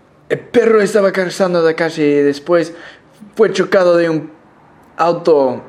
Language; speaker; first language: Spanish; non-native, learner; English